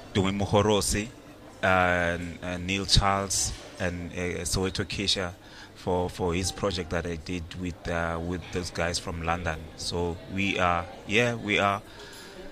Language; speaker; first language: English; non-native, local second language; Tsonga